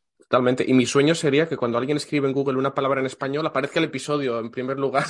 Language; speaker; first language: Spanish; native; Spanish